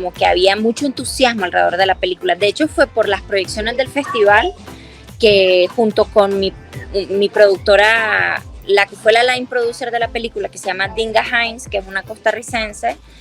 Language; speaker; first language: Spanish; native; Spanish